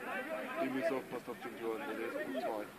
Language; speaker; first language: German; native; German